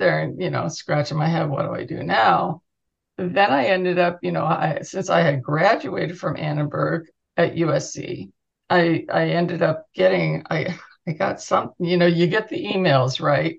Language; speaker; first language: English; native; English